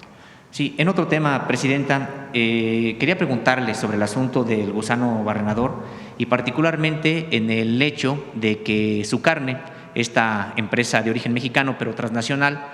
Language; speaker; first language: Spanish; native; Spanish